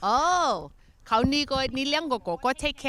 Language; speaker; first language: Cantonese; early bilingual, heritage; Cantonese